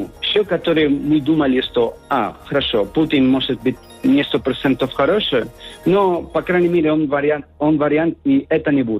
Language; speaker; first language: Russian; non-native, fluent; Spanish